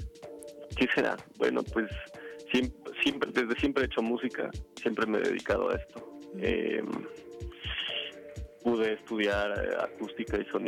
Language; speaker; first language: Spanish; non-native, fluent; French